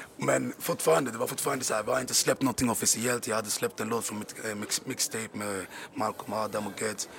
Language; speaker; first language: Swedish; native; Swedish